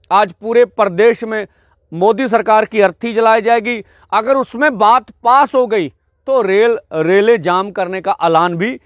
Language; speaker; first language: Hindi; non-native, local second language; Punjabi